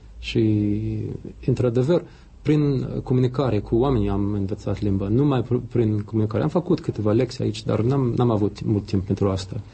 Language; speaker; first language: Romanian; non-native, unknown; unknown